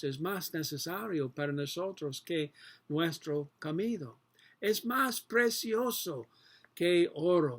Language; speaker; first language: Spanish; non-native, learner; English